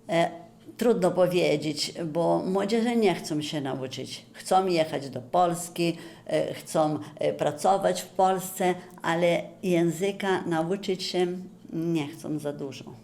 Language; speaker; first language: Polish; early bilingual, heritage; Polish